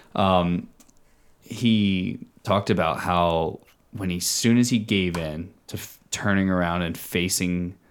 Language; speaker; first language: English; native; English